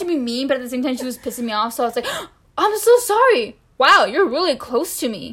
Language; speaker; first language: English; non-native, fluent; Spanish